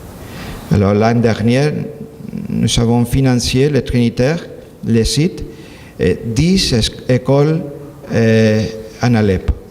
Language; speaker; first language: French; non-native, learner; Spanish